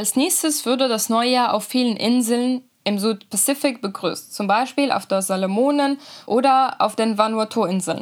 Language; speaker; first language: German; native; German